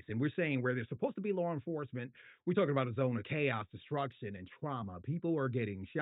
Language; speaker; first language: English; native; English